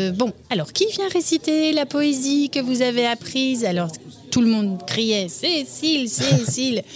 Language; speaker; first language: French; native; French